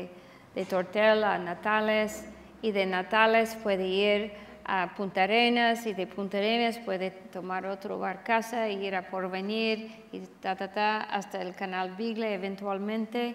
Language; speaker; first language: Spanish; non-native, fluent; English